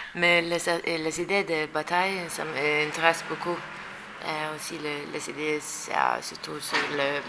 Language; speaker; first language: French; non-native, learner; Norwegian